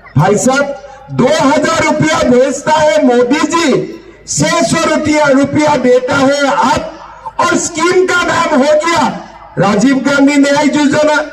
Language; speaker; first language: Hindi; non-native, local second language; Assamese